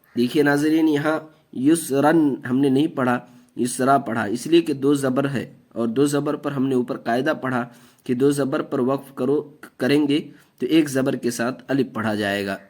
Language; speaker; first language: Urdu; native; Urdu